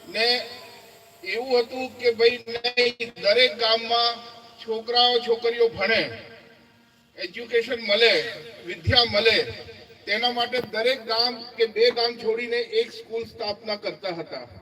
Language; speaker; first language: Gujarati; native; Gujarati